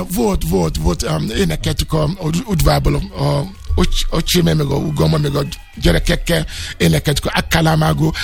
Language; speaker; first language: Hungarian; non-native, fluent; Yoruba